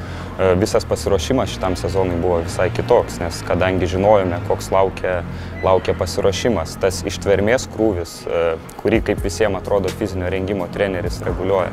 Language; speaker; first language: Lithuanian; native; Lithuanian